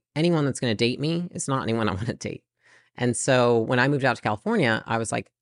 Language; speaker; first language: English; native; English